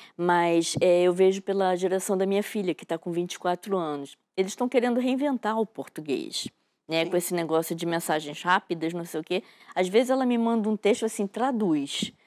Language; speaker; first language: Portuguese; native; Portuguese